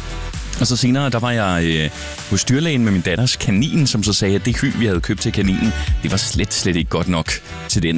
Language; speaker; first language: Danish; native; Danish